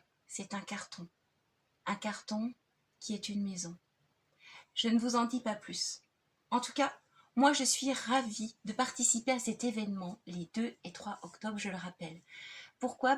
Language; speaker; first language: French; native; French